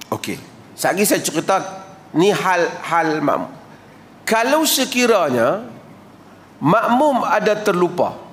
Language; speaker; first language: Malay; native; Malay